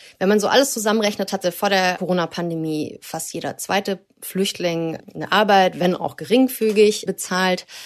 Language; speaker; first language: German; native; German